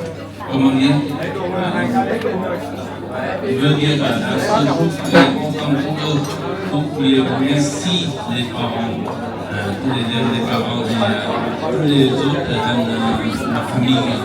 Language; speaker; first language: French; non-native, fluent; Vietnamese